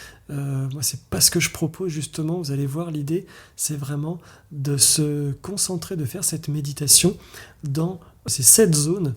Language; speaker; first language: French; native; French